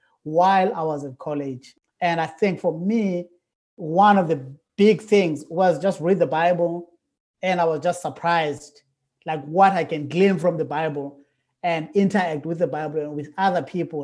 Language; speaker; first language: English; non-native, local second language; Xhosa